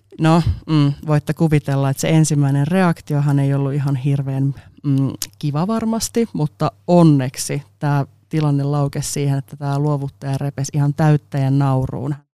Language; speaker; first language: Finnish; non-native, local second language; Swedish